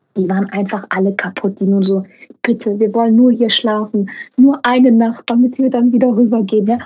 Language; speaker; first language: German; native; German